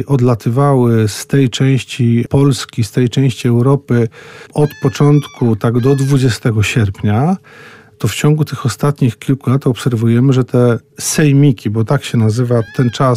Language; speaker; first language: Polish; native; Polish